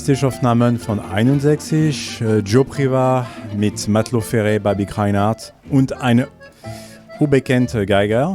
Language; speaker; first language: German; non-native, learner; French